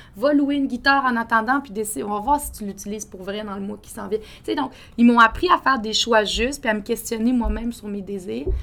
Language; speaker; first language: French; native; French